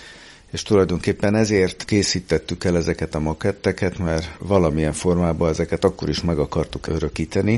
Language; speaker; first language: Hungarian; native; Hungarian